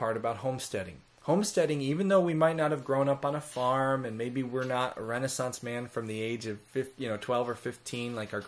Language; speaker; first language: English; native; English